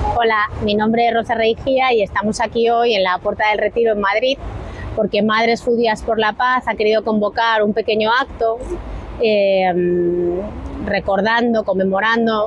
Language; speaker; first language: Spanish; native; Spanish